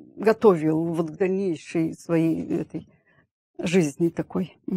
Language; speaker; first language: Russian; native; Russian